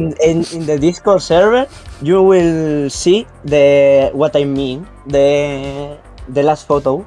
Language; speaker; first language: English; non-native, learner; Spanish